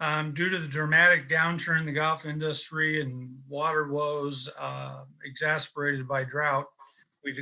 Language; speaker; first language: English; native; English